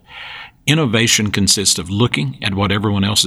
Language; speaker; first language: English; native; English